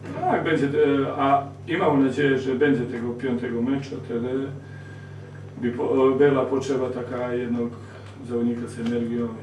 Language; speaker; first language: Polish; non-native, learner; Serbian